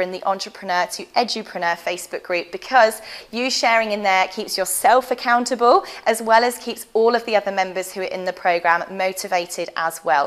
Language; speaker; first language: English; native; English